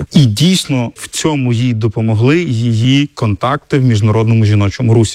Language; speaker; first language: Ukrainian; native; Ukrainian